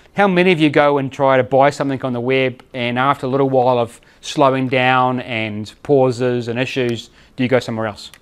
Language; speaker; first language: English; native; English